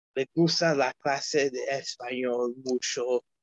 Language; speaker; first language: Spanish; non-native, learner; English